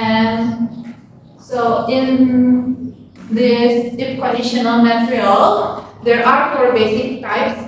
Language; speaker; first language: English; non-native, fluent; Indonesian